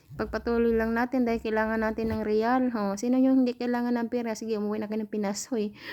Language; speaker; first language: Filipino; native; Filipino